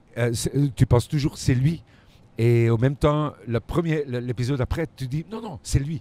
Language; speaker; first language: French; non-native, local second language; Dutch